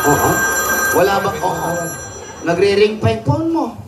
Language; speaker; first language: Filipino; native; Filipino